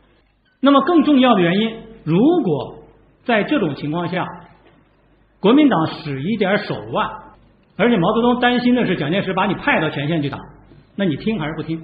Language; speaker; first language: Chinese; native; Chinese